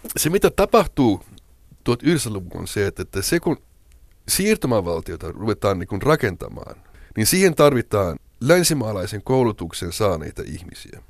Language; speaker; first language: Finnish; non-native, local second language; Swedish